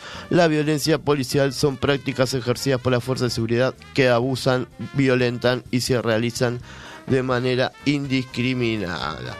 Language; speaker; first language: Spanish; native; Spanish